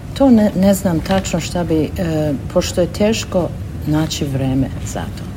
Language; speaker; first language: Serbian; early bilingual, heritage; Serbian